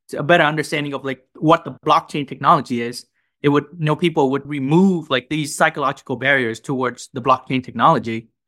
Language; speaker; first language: English; non-native, fluent; Vietnamese